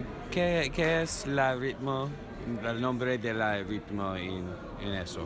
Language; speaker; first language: Spanish; non-native, learner; English